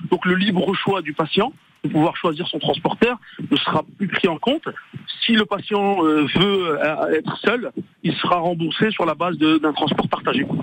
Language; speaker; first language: French; native; French